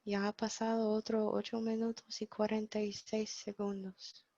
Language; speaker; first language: Spanish; non-native, fluent; English